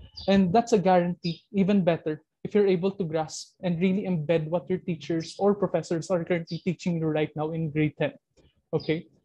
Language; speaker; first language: English; non-native, local second language; Filipino